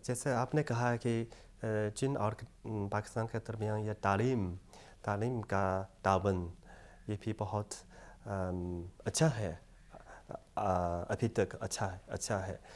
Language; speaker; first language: Hindi; non-native, fluent; Chinese